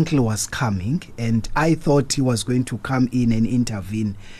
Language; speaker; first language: English; non-native, local second language; Zulu